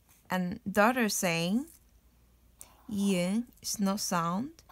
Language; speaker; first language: English; non-native, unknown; Korean